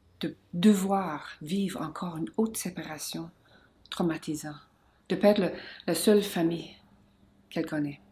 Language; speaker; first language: French; non-native, local second language; English